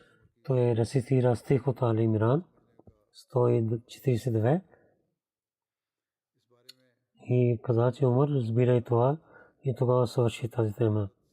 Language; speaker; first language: Bulgarian; non-native, learner; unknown